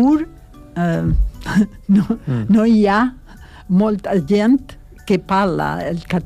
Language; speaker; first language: Catalan; non-native, learner; Spanish